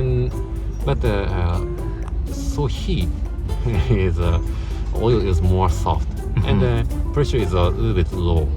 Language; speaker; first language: English; non-native, learner; Japanese